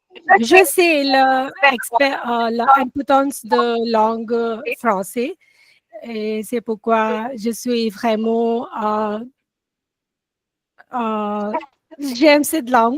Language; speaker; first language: French; non-native, learner; Gujarati